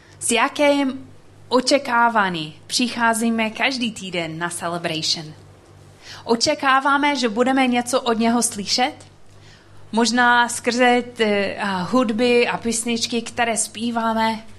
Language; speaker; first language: Czech; non-native, learner; English